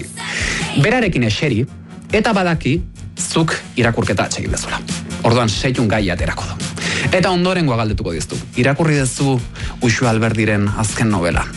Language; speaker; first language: Basque; native; Basque